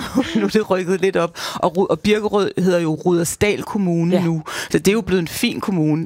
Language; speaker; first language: Danish; native; Danish